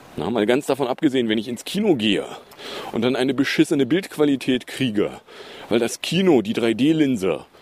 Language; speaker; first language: German; native; German